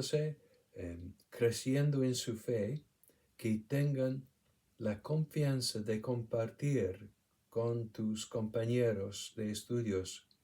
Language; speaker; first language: Spanish; non-native, fluent; English